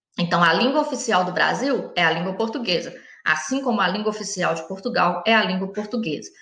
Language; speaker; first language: Portuguese; native; Portuguese